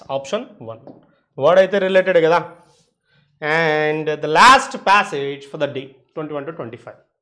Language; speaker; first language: English; non-native, local second language; Telugu